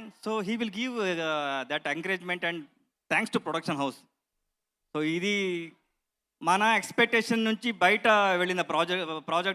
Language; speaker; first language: Telugu; non-native, local second language; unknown